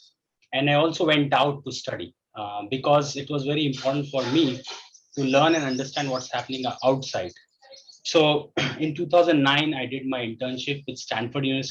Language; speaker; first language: English; non-native, local second language; Hindi